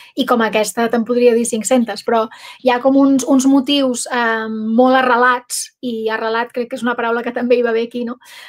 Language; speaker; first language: Catalan; non-native, local second language; Spanish